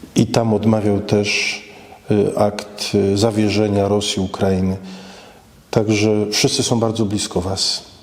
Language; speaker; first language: Polish; native; Polish